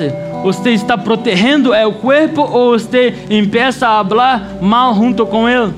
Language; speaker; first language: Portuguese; non-native, learner; Spanish